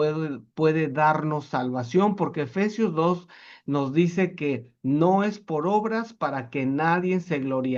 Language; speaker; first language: Spanish; native; Spanish